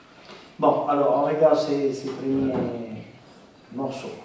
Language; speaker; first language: French; non-native, fluent; Italian